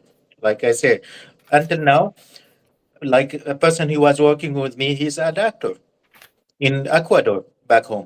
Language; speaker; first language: English; non-native, learner; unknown